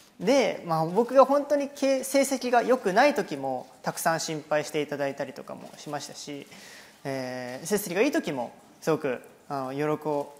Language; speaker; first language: Japanese; native; Japanese